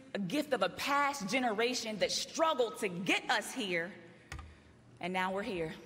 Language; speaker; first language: English; native; English